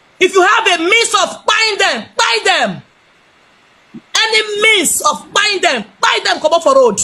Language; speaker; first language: Nigerian Pidgin; non-native, local second language; Igbo